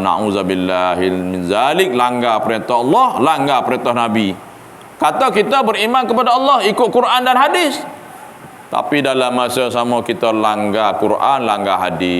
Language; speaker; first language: Malay; native; Malay